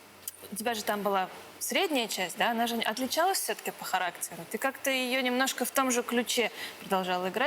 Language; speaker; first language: Russian; native; Russian